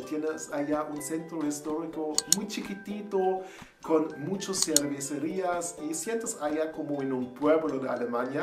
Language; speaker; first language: Spanish; non-native, learner; German